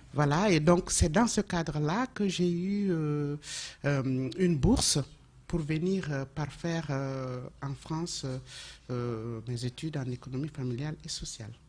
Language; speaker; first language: French; non-native, local second language; Bambara